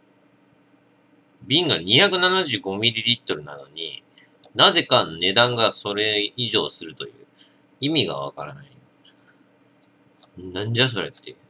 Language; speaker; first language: Japanese; native; Japanese